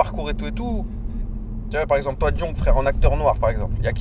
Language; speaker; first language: French; native; French